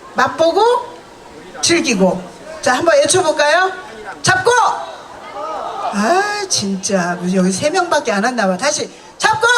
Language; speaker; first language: Korean; native; Korean